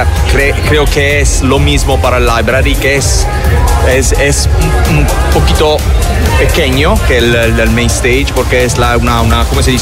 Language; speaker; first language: Spanish; non-native, learner; Italian